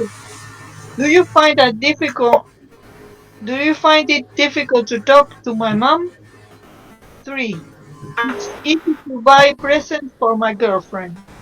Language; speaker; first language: English; non-native, learner; Spanish